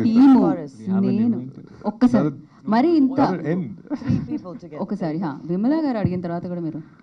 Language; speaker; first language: Telugu; native; Telugu